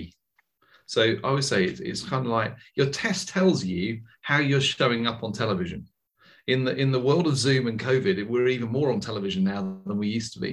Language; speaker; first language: English; native; English